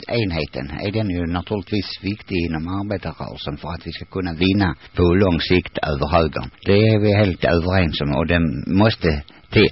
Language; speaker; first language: Swedish; native; Swedish